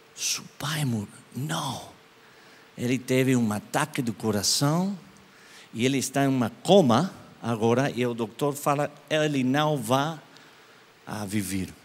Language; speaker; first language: Portuguese; non-native, learner; English